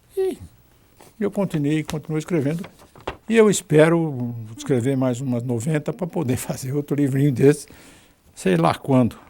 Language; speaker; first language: Portuguese; native; Portuguese